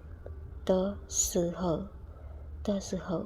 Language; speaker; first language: Chinese; non-native, fluent; Khmer